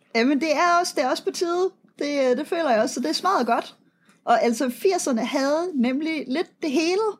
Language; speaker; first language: Danish; native; Danish